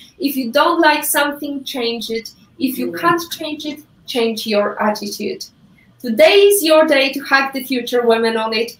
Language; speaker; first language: English; non-native, fluent; Polish